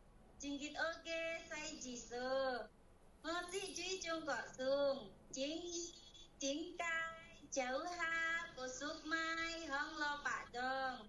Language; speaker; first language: Cantonese; non-native, learner; Indonesian